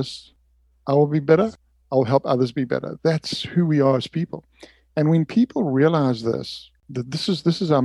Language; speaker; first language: English; native; English